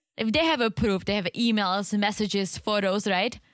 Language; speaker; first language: English; native; English